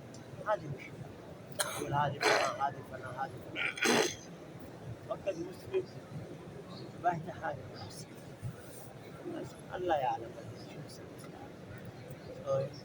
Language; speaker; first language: Arabic; non-native, learner; Urdu